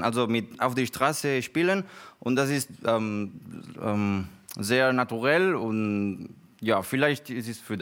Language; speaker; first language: German; non-native, learner; Spanish